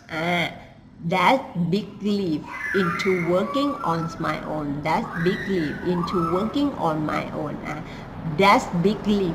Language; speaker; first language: English; non-native, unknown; Thai